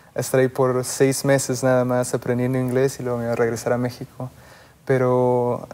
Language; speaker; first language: Spanish; native; Spanish